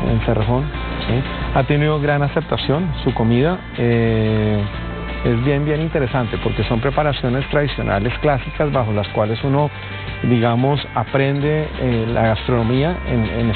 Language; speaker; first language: Spanish; native; Spanish